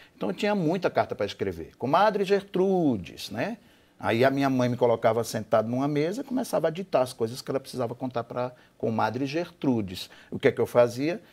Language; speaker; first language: Portuguese; native; Portuguese